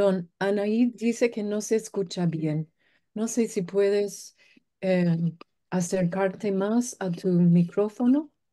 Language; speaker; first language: Spanish; non-native, fluent; English